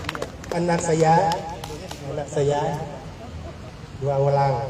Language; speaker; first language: Indonesian; non-native, learner; Thai